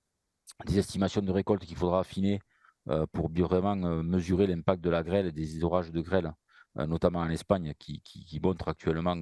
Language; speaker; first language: French; native; French